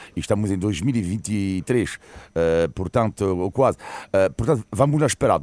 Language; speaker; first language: Portuguese; non-native, fluent; French